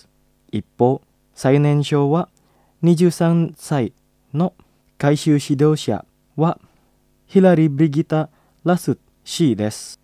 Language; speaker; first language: Japanese; non-native, fluent; Indonesian